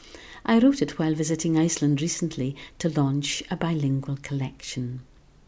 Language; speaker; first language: English; non-native, local second language; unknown